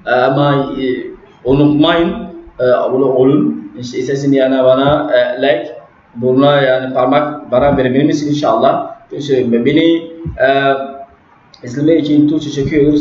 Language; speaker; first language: Turkish; non-native, learner; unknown